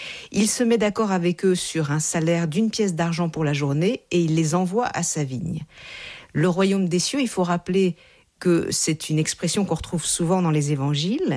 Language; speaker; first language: French; native; French